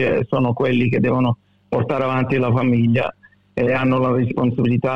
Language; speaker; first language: Italian; early bilingual, heritage; Italian